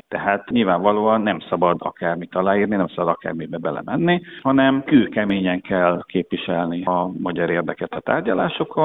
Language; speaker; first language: Hungarian; native; Hungarian